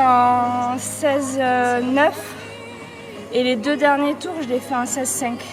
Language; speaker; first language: French; native; French